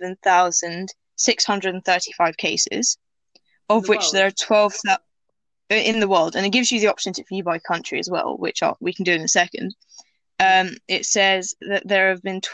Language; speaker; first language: English; native; English